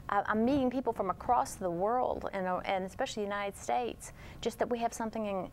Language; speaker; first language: English; native; English